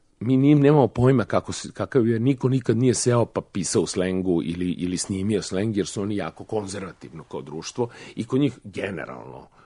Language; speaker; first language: Serbian; native; Serbian